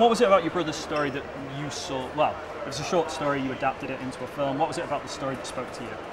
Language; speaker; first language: English; native; English